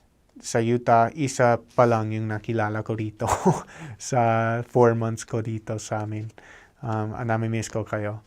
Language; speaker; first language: Filipino; non-native, fluent; English